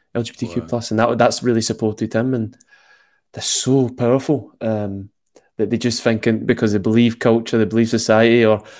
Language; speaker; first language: English; native; English